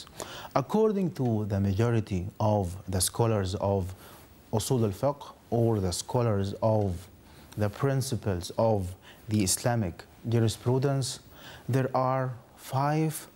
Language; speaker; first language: English; non-native, fluent; Arabic